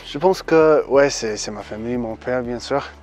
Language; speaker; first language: French; early bilingual, heritage; English